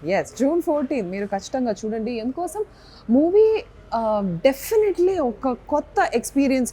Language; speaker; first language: Telugu; non-native, fluent; Malayalam